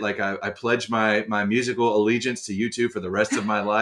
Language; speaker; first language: English; native; English